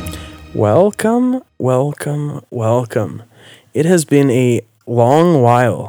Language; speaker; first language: English; native; English